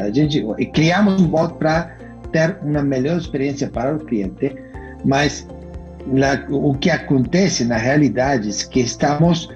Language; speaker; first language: Portuguese; non-native, fluent; Spanish